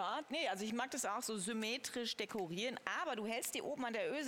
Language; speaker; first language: German; native; German